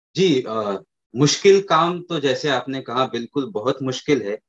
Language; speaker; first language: Hindi; native; Hindi